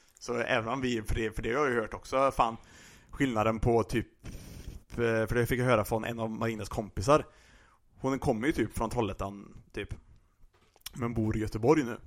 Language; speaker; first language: Swedish; native; Swedish